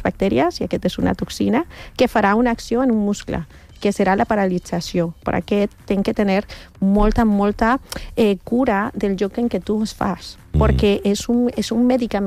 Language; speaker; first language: Catalan; non-native, learner; Spanish